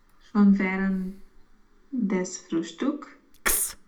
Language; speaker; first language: German; non-native, learner; Romanian